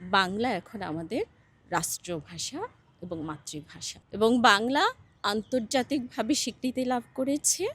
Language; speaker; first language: Bangla; native; Bangla